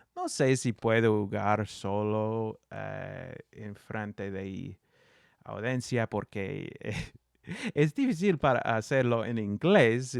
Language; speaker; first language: Spanish; non-native, learner; English